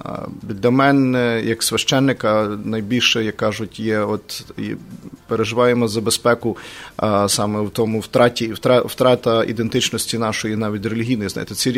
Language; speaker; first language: Ukrainian; native; Ukrainian